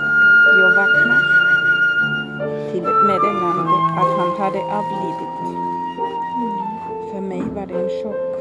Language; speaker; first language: Swedish; non-native, fluent; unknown